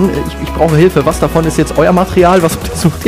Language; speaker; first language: German; native; German